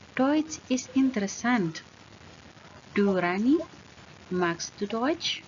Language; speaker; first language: German; non-native, learner; Indonesian